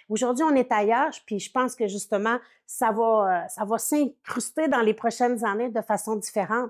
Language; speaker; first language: French; native; French